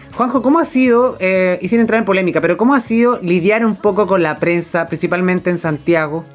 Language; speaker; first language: Spanish; native; Spanish